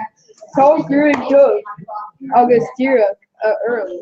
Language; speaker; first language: Irish; non-native, local second language; English